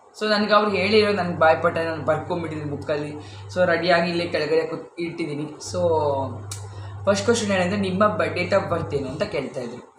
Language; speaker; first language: Kannada; native; Kannada